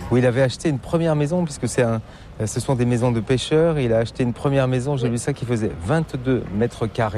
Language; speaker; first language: French; native; French